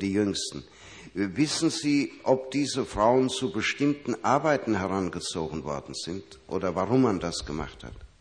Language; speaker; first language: German; native; German